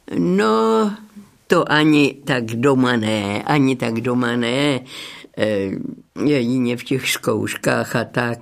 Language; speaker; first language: Czech; native; Czech